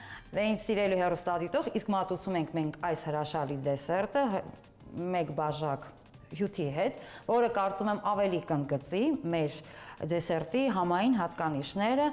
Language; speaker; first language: Armenian; native; Armenian